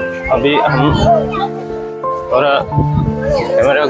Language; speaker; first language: Hindi; non-native, local second language; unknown